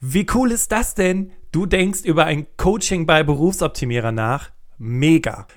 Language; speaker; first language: German; native; German